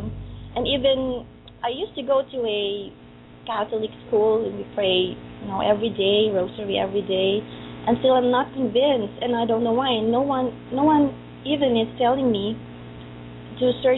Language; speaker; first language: English; non-native, local second language; Filipino